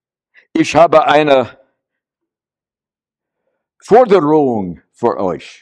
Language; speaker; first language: German; non-native, learner; English